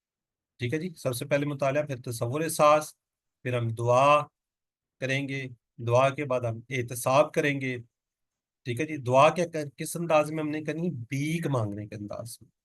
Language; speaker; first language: Urdu; native; Urdu